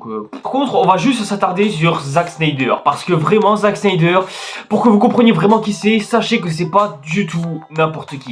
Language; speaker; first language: French; native; French